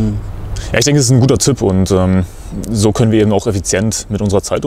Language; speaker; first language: German; native; German